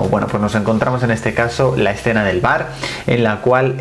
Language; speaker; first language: Spanish; native; Spanish